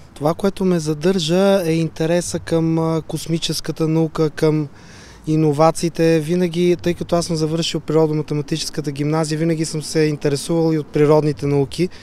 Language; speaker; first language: Bulgarian; native; Bulgarian